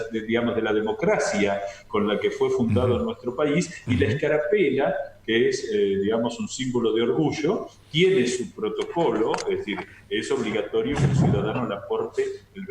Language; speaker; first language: Spanish; native; Spanish